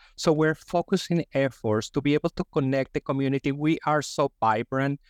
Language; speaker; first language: English; non-native, fluent; Spanish